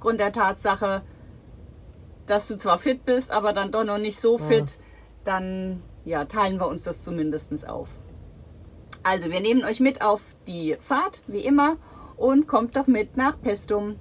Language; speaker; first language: German; native; German